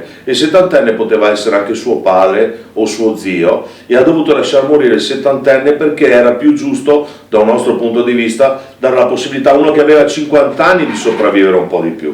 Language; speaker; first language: Italian; native; Italian